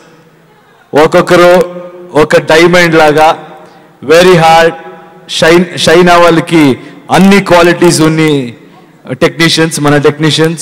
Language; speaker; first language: Telugu; non-native, learner; Kannada